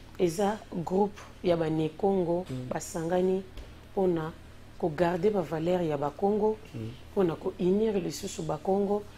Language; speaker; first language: Lingala; non-native, local second language; Kongo